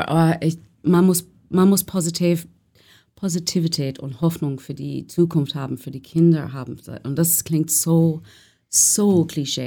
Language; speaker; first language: German; non-native, fluent; English